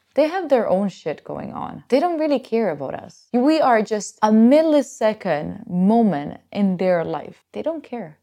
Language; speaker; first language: English; non-native, fluent; Italian